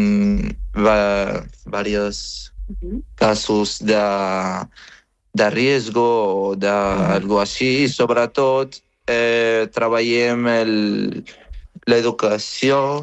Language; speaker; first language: Catalan; non-native, fluent; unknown